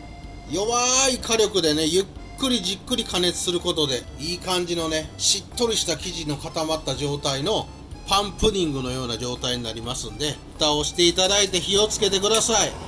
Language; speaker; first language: Japanese; native; Japanese